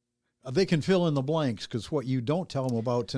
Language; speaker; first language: English; native; English